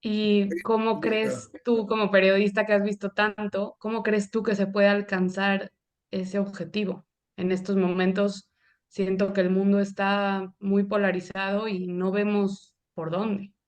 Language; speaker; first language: Spanish; native; Spanish